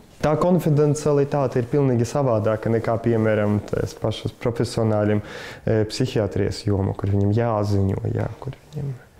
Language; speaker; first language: Latvian; non-native, fluent; Russian